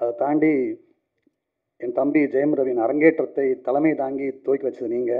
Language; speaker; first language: Tamil; native; Tamil